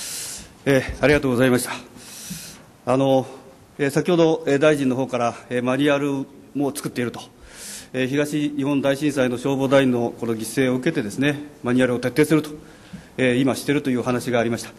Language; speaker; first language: Japanese; native; Japanese